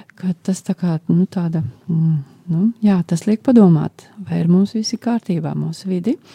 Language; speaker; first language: Latvian; native; Latvian